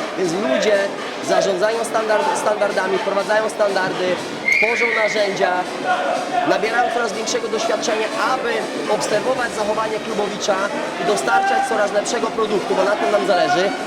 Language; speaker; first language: Polish; native; Polish